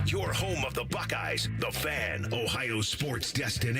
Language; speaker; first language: English; native; English